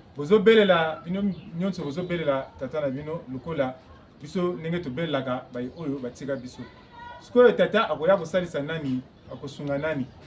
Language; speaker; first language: Lingala; non-native, local second language; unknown